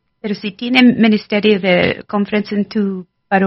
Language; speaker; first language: Spanish; non-native, learner; English